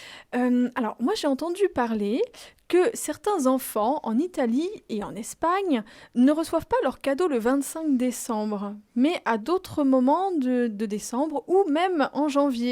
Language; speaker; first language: French; native; French